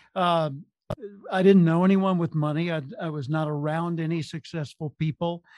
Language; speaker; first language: English; native; English